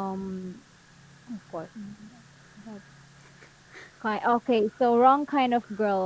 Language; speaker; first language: English; non-native, fluent; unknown